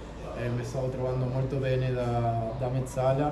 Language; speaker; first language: Italian; non-native, fluent; Spanish